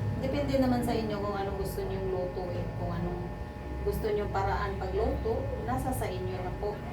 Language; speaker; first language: Filipino; non-native, local second language; Cebuano